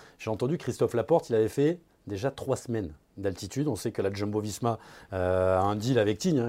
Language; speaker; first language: French; native; French